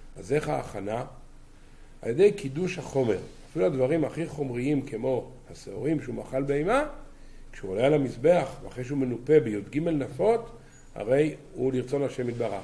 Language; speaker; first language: Hebrew; native; Hebrew